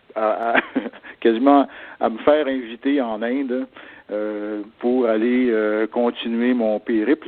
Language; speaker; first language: French; native; French